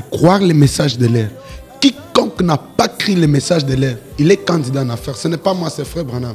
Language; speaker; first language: French; non-native, local second language; Lingala